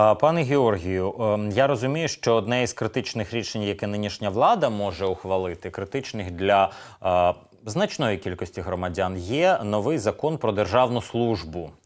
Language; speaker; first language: Ukrainian; native; Ukrainian